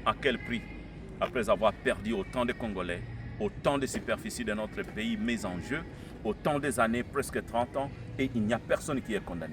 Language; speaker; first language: French; non-native, local second language; Lingala